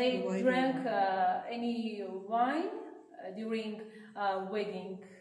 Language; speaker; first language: English; non-native, learner; Armenian